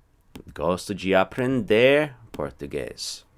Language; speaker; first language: Portuguese; non-native, fluent; English